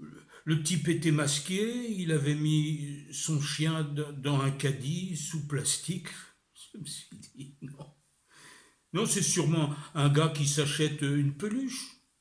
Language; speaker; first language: French; native; French